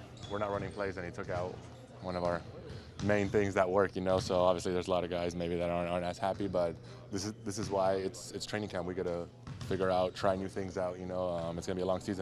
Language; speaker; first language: English; non-native, fluent; Lithuanian